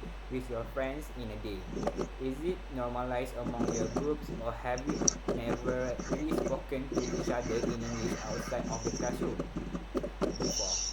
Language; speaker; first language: English; non-native, local second language; Malay